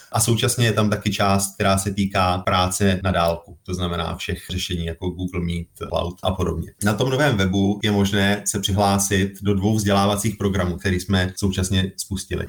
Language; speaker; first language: Czech; native; Czech